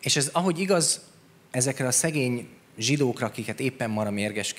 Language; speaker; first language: Hungarian; native; Hungarian